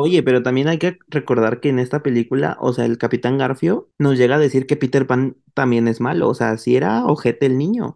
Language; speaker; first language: Spanish; native; Spanish